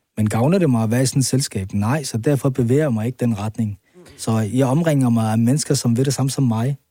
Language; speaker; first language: Danish; early bilingual, other home language; Arabic